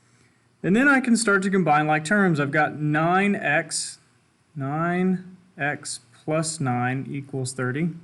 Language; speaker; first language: English; native; English